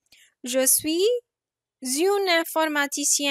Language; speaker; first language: French; non-native, fluent; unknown